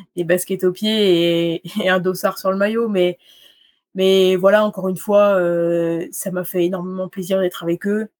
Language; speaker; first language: French; native; French